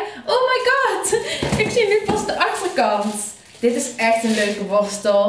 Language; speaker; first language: Dutch; native; Dutch